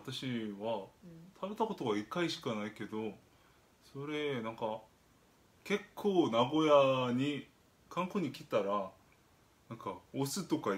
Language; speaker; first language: Japanese; non-native, fluent; Korean